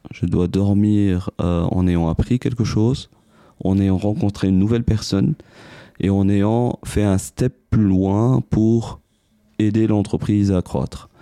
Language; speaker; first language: French; non-native, local second language; Arabic